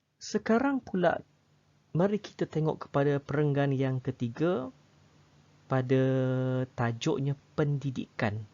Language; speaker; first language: Malay; native; Malay